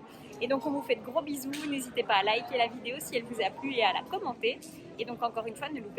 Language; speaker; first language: French; native; French